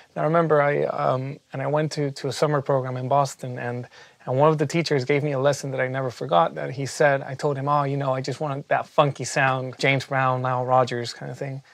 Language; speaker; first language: English; non-native, fluent; Spanish